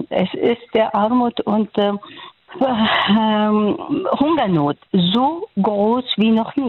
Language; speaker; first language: German; non-native, fluent; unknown